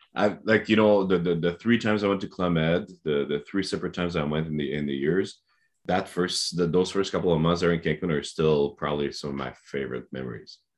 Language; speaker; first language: English; non-native, fluent; French